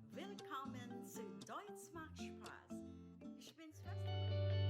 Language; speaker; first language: German; non-native, fluent; Filipino